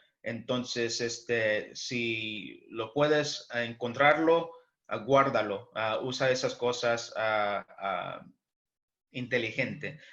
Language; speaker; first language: Spanish; early bilingual, heritage; English